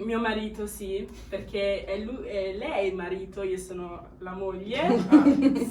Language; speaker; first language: Italian; early bilingual, other home language; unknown